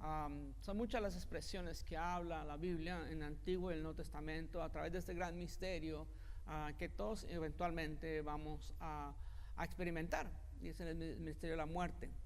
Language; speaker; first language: Spanish; native; Spanish